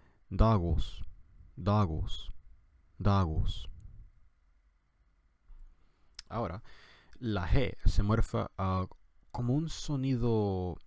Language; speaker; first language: Spanish; non-native, fluent; English